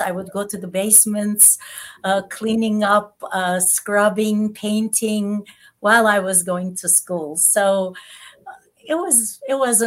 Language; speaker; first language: English; non-native, fluent; Turkish